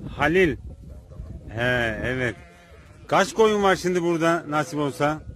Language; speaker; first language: Turkish; native; Turkish